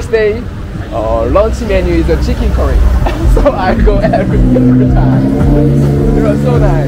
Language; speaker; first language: English; non-native, learner; Korean